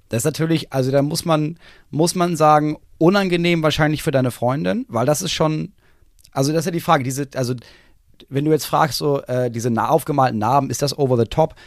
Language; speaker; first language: German; native; German